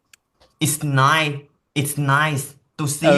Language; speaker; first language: English; non-native, learner; Vietnamese